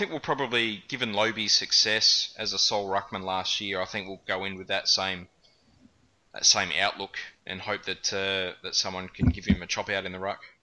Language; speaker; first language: English; native; English